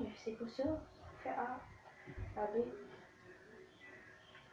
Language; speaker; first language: French; native; French